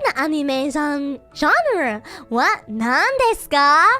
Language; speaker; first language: Japanese; non-native, learner; English